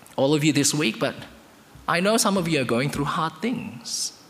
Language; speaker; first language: English; non-native, fluent; Indonesian